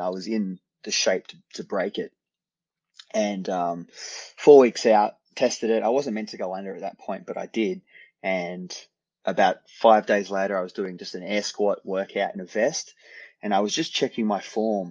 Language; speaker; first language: English; native; English